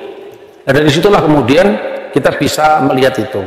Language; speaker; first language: Indonesian; native; Indonesian